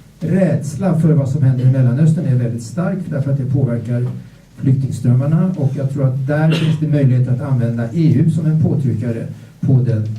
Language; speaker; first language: Swedish; native; Swedish